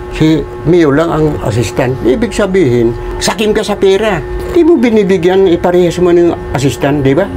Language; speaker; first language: Filipino; native; Filipino